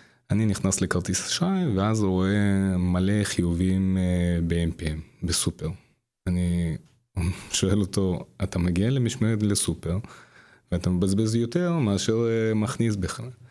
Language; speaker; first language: Hebrew; non-native, fluent; Russian